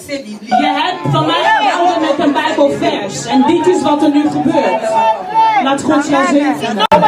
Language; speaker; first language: Dutch; non-native, fluent; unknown